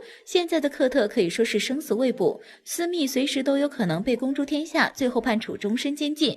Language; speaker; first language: Chinese; native; Chinese